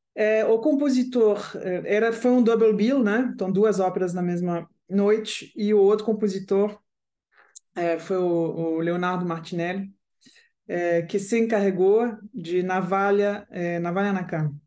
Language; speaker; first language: Portuguese; non-native, fluent; French